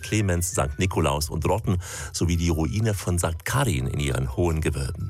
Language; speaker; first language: German; native; German